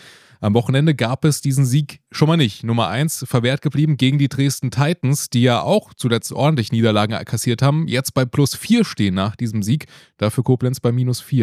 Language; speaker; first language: German; native; German